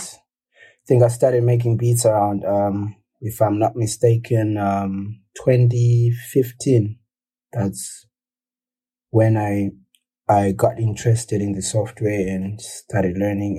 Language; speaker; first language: English; non-native, local second language; Shona